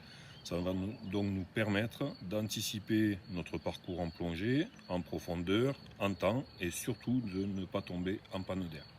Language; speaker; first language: French; native; French